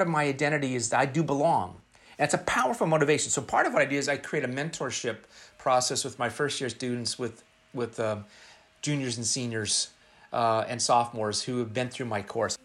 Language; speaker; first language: English; native; English